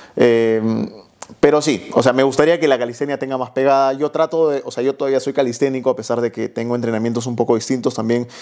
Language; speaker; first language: Spanish; native; Spanish